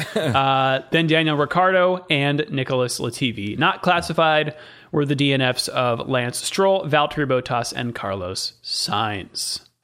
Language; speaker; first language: English; native; English